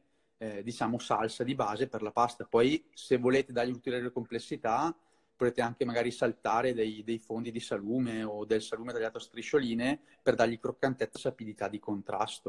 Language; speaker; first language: Italian; native; Italian